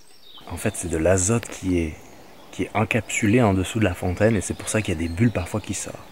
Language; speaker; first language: French; native; French